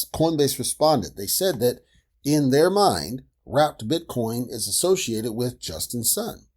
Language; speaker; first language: English; native; English